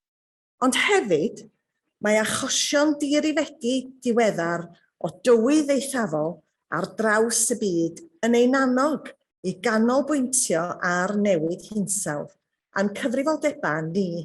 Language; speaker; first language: Welsh; native; Welsh